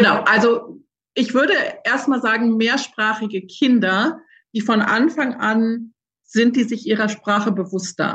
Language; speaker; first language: German; native; German